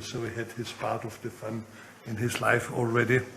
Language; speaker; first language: English; non-native, fluent; German